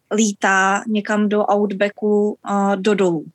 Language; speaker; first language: Czech; native; Czech